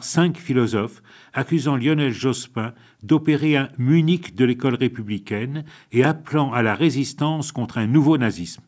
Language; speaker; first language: French; native; French